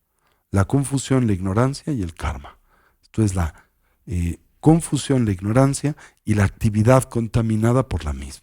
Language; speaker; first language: Spanish; native; Spanish